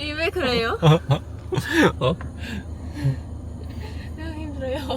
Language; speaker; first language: Korean; non-native, learner; Lao